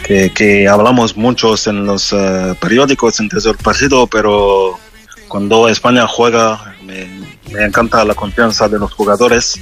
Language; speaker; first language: Spanish; non-native, fluent; French